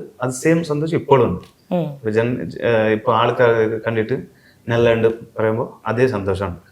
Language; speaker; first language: Malayalam; non-native, learner; Tulu